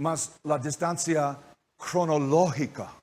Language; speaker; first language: Spanish; non-native, learner; English